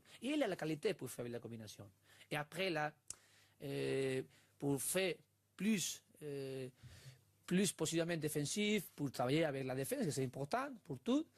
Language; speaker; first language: French; non-native, learner; Spanish